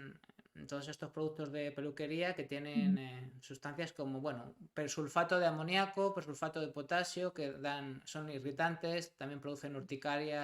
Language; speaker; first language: Spanish; native; Spanish